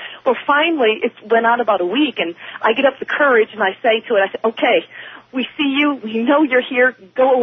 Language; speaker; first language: English; native; English